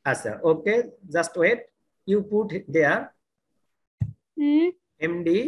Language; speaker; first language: English; non-native, learner; Bangla